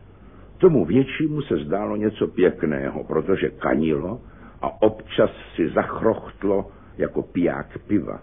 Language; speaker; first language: Czech; native; Czech